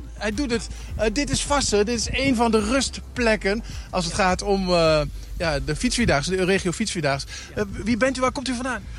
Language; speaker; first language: Dutch; native; Dutch